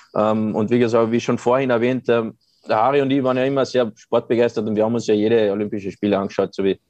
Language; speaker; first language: German; native; German